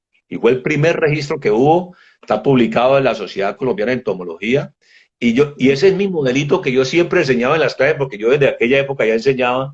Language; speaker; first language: Spanish; native; Spanish